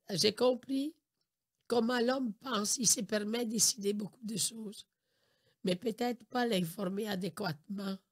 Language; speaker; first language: French; non-native, fluent; Italian